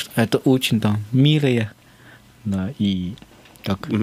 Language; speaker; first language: Russian; non-native, fluent; Chinese